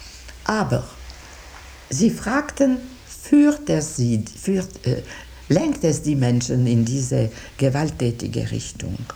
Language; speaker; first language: German; non-native, local second language; French